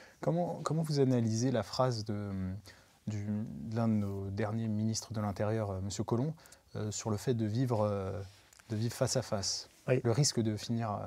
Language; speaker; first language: French; native; French